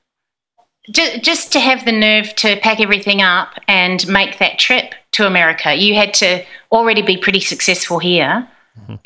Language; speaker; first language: English; native; English